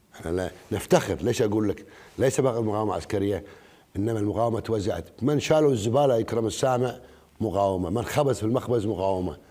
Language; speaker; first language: Arabic; native; Arabic